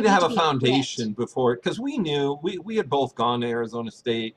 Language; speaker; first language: English; native; English